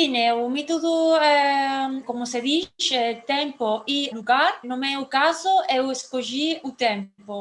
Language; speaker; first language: Portuguese; non-native, fluent; Spanish